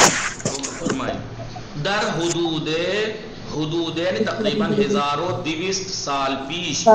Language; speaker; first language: Persian; non-native, fluent; Urdu